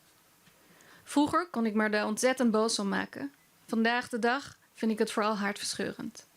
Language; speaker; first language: Dutch; early bilingual, other home language; Kurdish